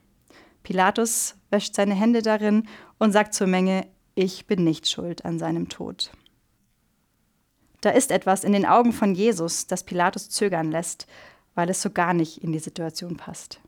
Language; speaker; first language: German; native; German